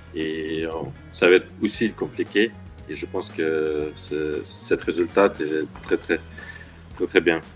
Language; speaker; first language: French; non-native, learner; Russian